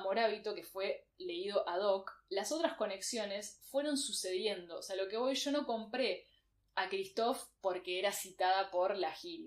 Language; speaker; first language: Spanish; native; Spanish